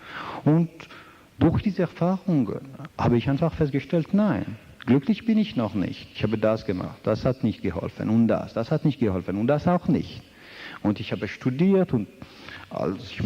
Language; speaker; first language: German; non-native, fluent; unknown